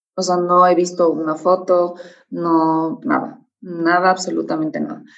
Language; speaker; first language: Spanish; native; Spanish